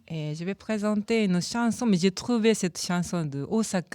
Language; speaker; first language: French; non-native, learner; Japanese